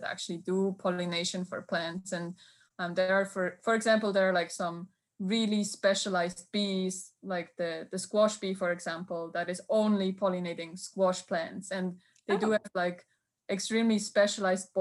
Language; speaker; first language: English; non-native, fluent; Swiss German